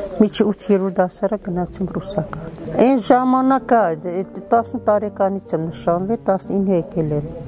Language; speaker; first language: Armenian; non-native, local second language; Assyrian Neo-Aramaic